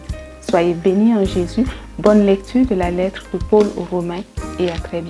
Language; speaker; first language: French; native; French